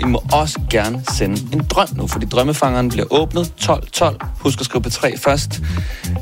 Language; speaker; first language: Danish; native; Danish